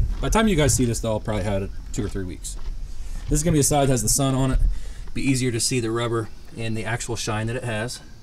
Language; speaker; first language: English; native; English